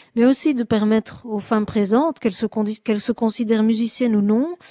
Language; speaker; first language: French; native; French